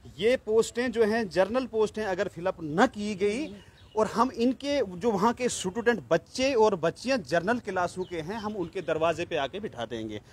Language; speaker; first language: Hindi; non-native, local second language; Kashmiri